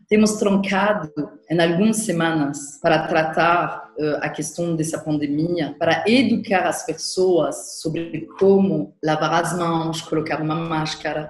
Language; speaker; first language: Portuguese; non-native, fluent; French